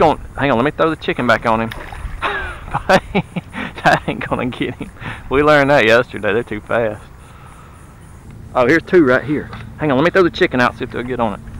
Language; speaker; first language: English; native; English